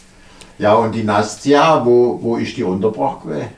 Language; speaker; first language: German; native; German